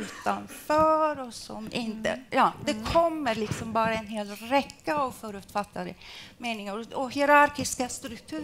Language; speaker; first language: Swedish; non-native, fluent; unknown